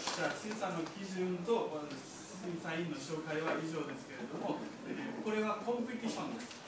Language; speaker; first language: Japanese; non-native, fluent; Nepali